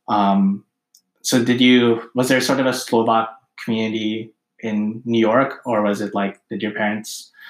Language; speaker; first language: English; early bilingual, other home language; Filipino